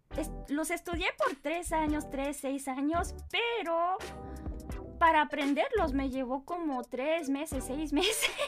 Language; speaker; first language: Spanish; non-native, fluent; Japanese